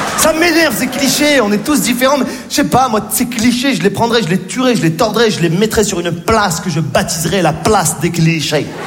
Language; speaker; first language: French; native; French